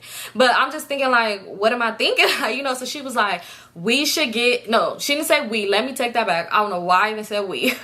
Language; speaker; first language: English; native; English